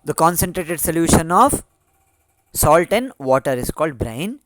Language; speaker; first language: English; non-native, local second language; Kannada